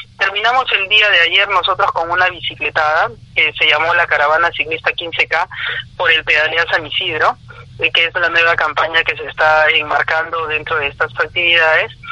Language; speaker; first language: Spanish; native; Spanish